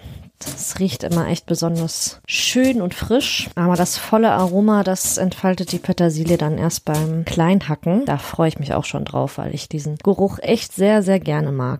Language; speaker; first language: German; native; German